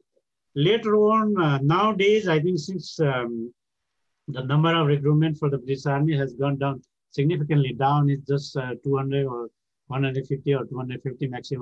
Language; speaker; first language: English; non-native, local second language; Gurung